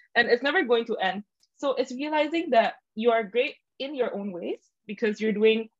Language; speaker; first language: English; non-native, fluent; Indonesian